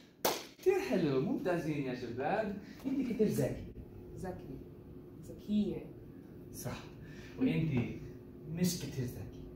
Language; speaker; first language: Arabic; non-native, learner; English